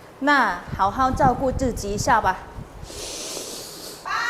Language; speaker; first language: Chinese; non-native, learner; Thai